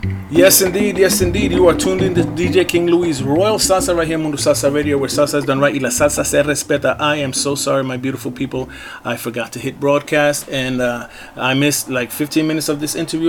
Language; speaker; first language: English; early bilingual, other home language; Spanish